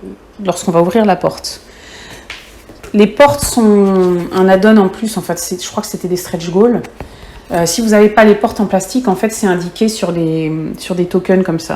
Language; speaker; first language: French; native; French